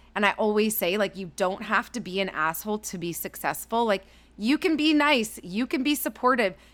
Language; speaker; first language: English; native; English